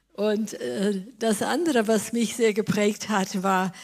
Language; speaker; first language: German; non-native, fluent; English